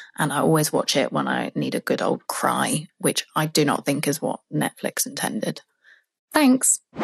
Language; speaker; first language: English; native; English